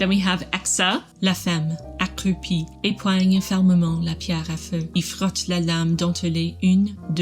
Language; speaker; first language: French; non-native, learner; English